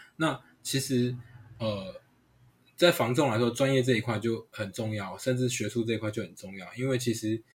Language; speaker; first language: Chinese; non-native, local second language; Hakka Chinese